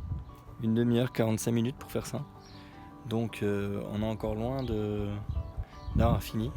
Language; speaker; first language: French; native; French